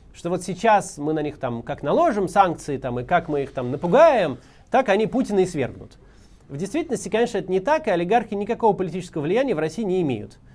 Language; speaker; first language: Russian; native; Russian